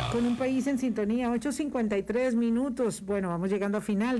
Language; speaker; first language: Spanish; native; Spanish